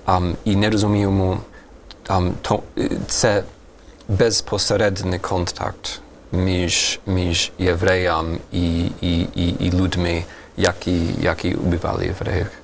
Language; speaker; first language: Ukrainian; non-native, fluent; German